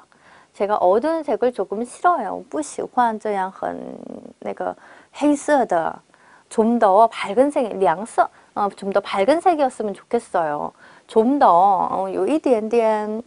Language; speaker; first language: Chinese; non-native, fluent; Korean